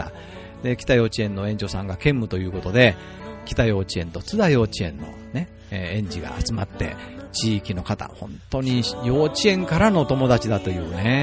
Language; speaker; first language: Japanese; native; Japanese